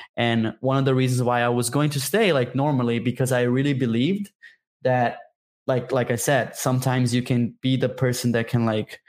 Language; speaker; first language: English; non-native, fluent; Portuguese